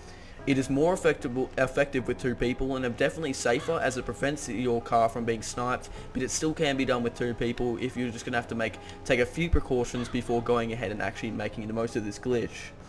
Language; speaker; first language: English; native; English